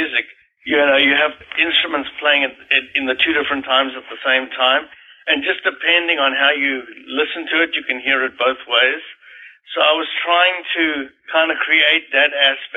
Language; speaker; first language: English; native; English